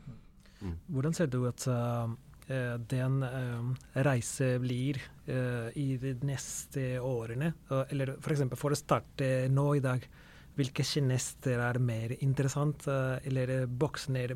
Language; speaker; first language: Norwegian; non-native, fluent; Spanish